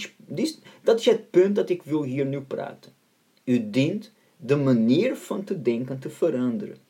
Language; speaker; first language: Dutch; non-native, fluent; Portuguese